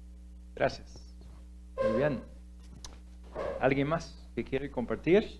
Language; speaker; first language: Spanish; non-native, fluent; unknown